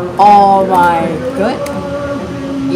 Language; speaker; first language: English; non-native, learner; Indonesian